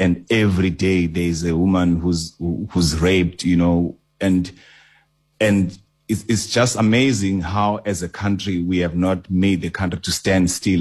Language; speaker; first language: English; non-native, local second language; Xhosa